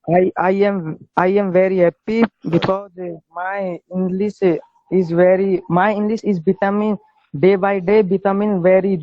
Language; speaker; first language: English; non-native, learner; Hindi